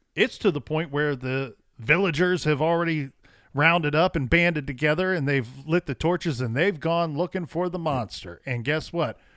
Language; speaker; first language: English; native; English